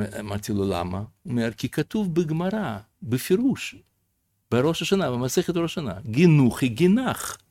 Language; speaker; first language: Hebrew; non-native, fluent; Russian